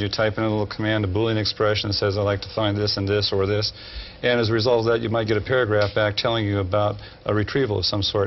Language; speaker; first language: English; native; English